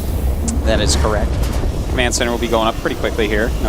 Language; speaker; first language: English; native; English